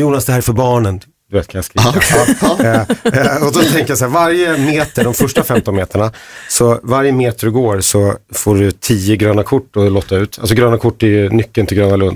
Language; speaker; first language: Swedish; native; Swedish